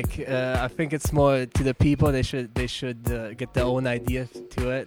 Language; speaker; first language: English; non-native, fluent; German